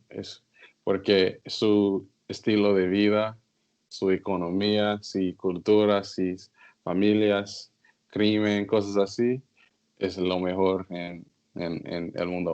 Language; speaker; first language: Spanish; non-native, learner; English